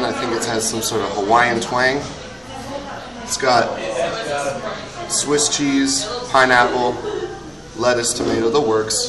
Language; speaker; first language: English; native; English